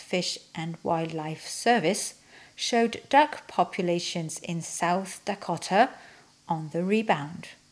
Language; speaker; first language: English; non-native, fluent; French